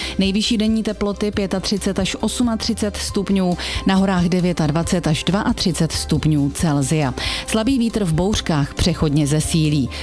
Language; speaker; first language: Czech; native; Czech